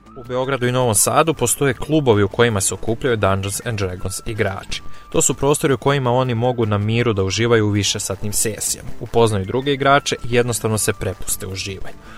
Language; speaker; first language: Serbian; native; Serbian